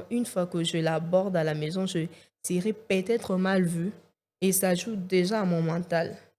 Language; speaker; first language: French; non-native, local second language; Lingala